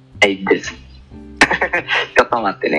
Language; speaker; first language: Japanese; non-native, learner; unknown